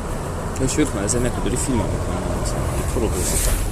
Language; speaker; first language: Persian; native; Persian